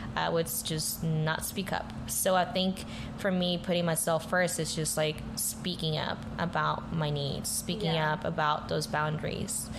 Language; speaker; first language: English; early bilingual, other home language; Spanish